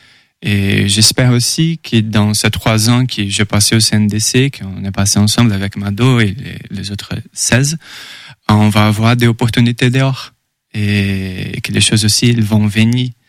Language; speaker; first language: French; non-native, fluent; Portuguese